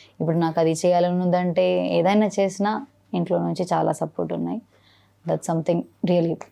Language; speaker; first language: Telugu; non-native, learner; Malayalam